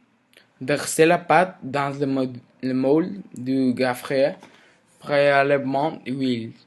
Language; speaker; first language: French; non-native, learner; Spanish